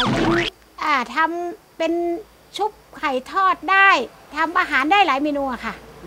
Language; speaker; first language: Thai; native; Thai